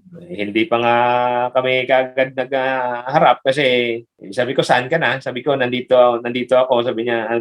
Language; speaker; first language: Filipino; non-native, local second language; Hiligaynon